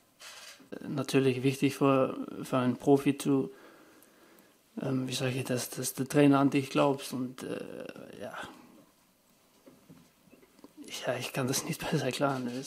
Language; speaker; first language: German; non-native, fluent; English